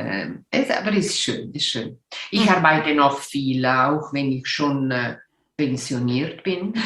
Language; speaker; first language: German; non-native, local second language; Italian